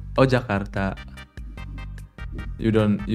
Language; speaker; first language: English; non-native, learner; Indonesian